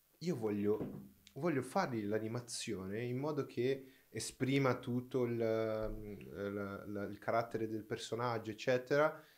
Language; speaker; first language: Italian; non-native, fluent; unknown